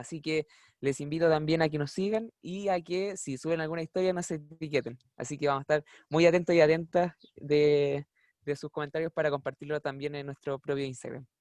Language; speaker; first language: Spanish; native; Spanish